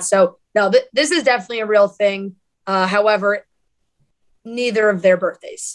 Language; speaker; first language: English; native; English